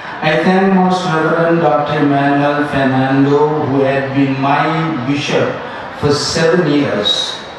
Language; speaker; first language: English; non-native, local second language; Tamil